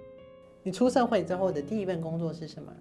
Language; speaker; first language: Chinese; native; Chinese